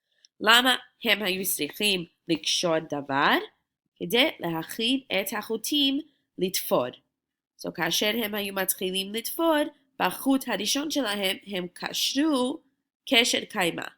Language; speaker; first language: Hebrew; non-native, fluent; English